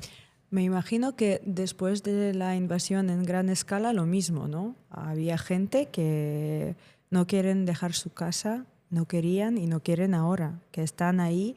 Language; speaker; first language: Spanish; non-native, fluent; Ukrainian